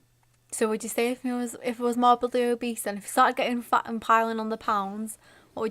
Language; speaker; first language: English; native; English